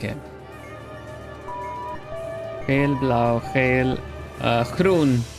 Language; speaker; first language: Dutch; non-native, learner; Swedish